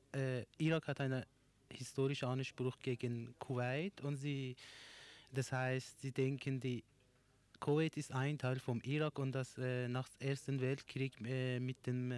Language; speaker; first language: German; non-native, learner; Persian